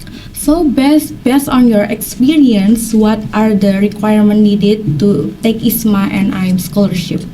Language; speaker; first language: English; non-native, learner; Indonesian